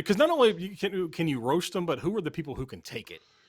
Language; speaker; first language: English; native; English